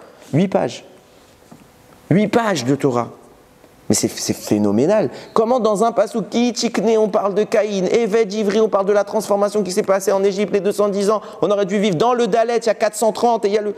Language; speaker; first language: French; native; French